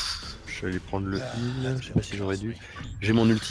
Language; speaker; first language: French; native; French